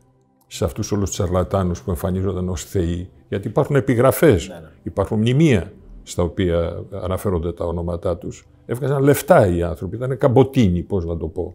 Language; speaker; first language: Greek; native; Greek